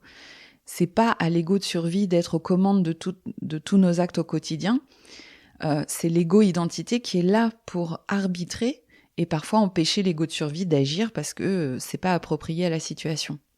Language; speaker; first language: French; native; French